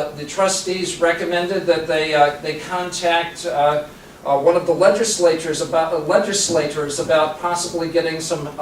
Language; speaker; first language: English; native; English